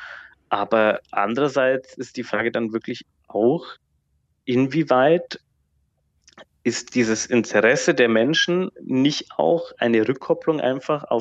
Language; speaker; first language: German; native; German